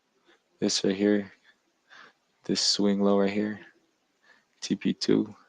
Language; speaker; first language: English; native; English